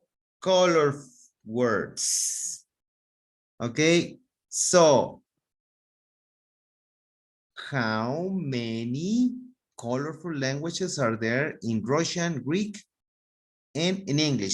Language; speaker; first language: English; non-native, fluent; Spanish